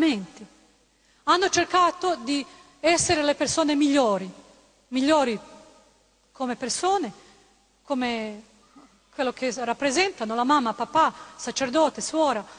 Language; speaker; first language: Italian; non-native, fluent; Croatian